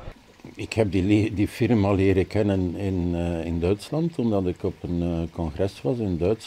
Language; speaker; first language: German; non-native, learner; Dutch